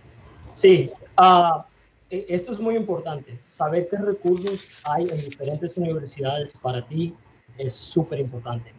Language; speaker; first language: Spanish; early bilingual, other home language; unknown